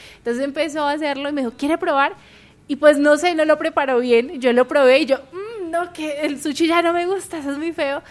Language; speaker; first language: Spanish; native; Spanish